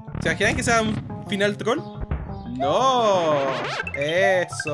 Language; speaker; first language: Spanish; native; Spanish